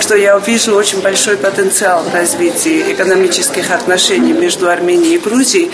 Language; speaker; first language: Russian; non-native, fluent; Georgian